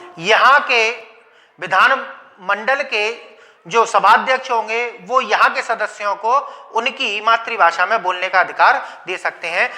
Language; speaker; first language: Hindi; native; Hindi